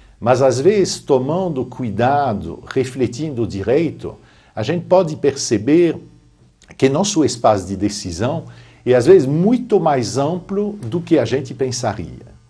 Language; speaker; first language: Portuguese; non-native, fluent; French